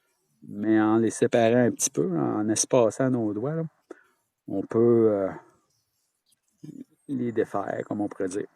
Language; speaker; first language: French; native; French